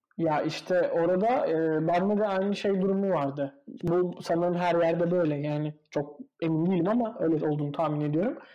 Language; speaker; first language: Turkish; native; Turkish